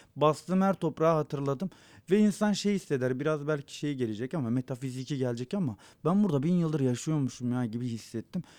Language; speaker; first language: Turkish; non-native, local second language; Zaza